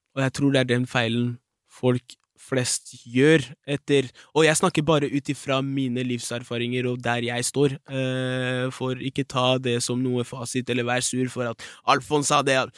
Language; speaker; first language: Norwegian; early bilingual, other home language; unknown